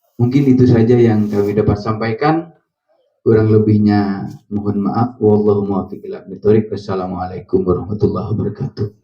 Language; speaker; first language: Indonesian; non-native, local second language; Madurese